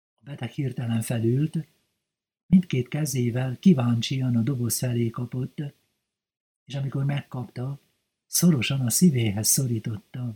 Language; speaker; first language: Hungarian; native; Hungarian